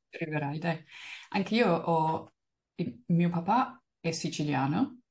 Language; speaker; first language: Italian; early bilingual, heritage; Italian